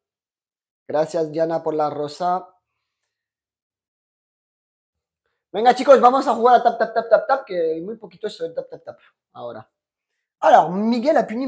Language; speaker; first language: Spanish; non-native, fluent; French